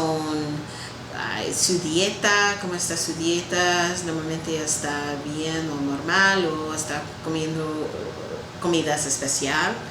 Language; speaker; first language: Spanish; non-native, learner; English